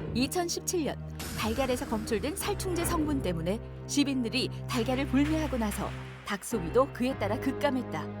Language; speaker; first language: Korean; native; Korean